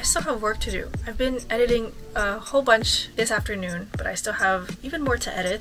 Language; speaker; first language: English; native; English